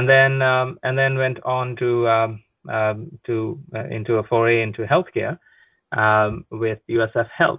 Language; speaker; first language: English; non-native, local second language; Konkani